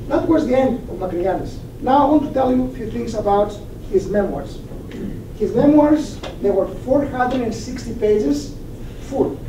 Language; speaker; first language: English; non-native, fluent; Greek